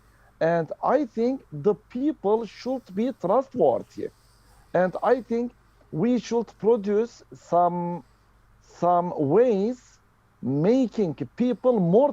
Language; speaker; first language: English; non-native, learner; Turkish